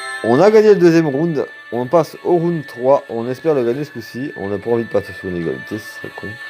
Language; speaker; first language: French; native; French